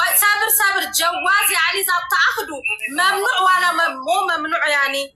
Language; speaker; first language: Arabic; non-native, learner; Amharic